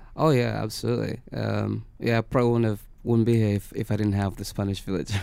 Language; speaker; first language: English; non-native, local second language; Swahili